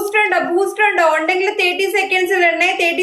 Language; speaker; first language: Malayalam; native; Malayalam